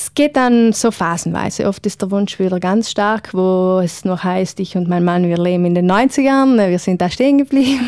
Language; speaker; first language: German; native; German